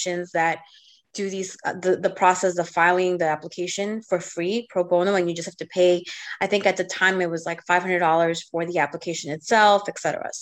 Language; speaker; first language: English; native; English